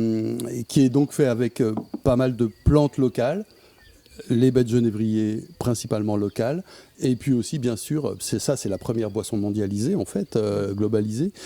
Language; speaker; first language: French; native; French